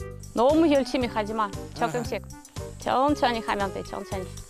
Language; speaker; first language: Korean; non-native, learner; Russian